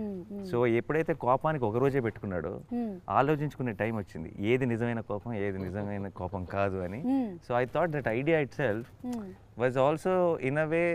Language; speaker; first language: Telugu; native; Telugu